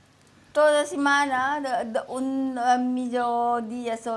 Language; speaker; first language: Spanish; non-native, learner; Filipino